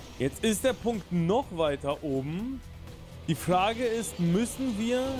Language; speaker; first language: German; native; German